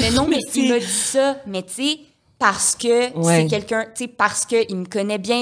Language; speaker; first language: French; native; French